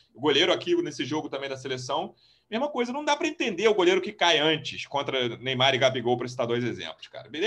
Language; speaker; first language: Portuguese; native; Portuguese